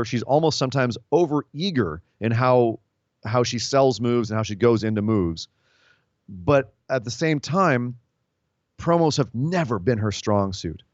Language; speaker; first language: English; native; English